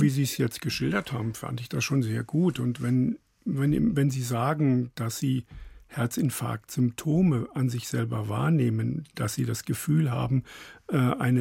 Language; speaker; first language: German; native; German